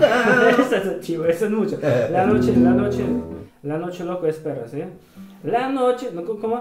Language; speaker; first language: Spanish; non-native, learner; Russian